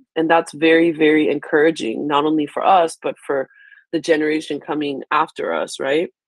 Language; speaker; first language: English; early bilingual, other home language; Haitian Creole